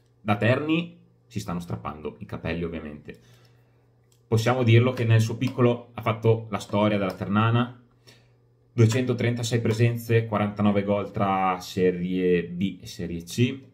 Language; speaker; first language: Italian; native; Italian